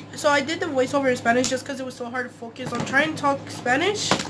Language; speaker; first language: English; early bilingual, other home language; Spanish